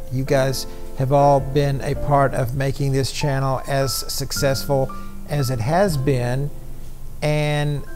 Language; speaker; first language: English; native; English